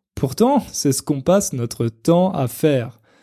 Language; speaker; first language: French; native; French